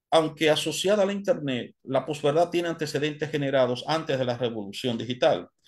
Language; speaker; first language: Spanish; native; Spanish